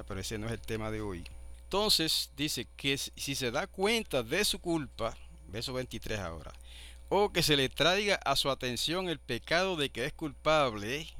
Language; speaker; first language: Spanish; native; Spanish